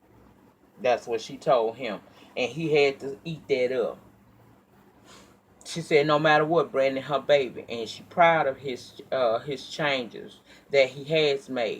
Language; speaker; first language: English; native; English